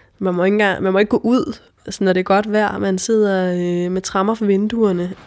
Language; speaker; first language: Danish; native; Danish